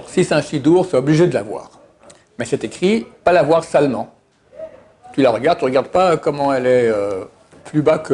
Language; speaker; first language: French; native; French